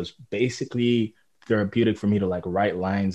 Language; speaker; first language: English; non-native, local second language; Igbo